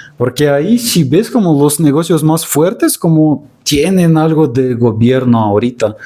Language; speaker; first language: Spanish; non-native, fluent; Russian